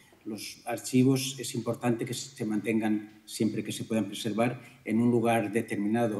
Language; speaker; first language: Spanish; native; Spanish